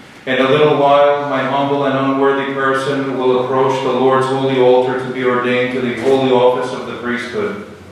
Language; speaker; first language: English; early bilingual, other home language; Greek